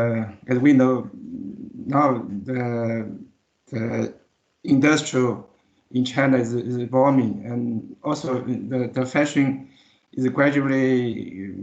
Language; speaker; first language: English; non-native, learner; Chinese